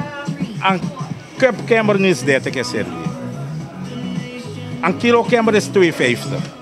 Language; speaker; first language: Dutch; non-native, local second language; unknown